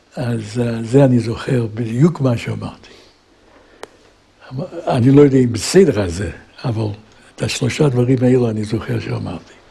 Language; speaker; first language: Hebrew; non-native, fluent; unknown